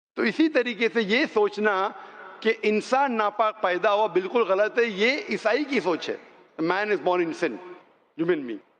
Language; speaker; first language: Hindi; non-native, local second language; Konkani